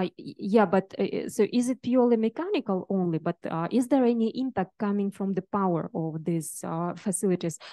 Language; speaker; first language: English; non-native, fluent; Russian